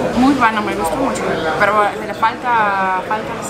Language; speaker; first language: Spanish; non-native, learner; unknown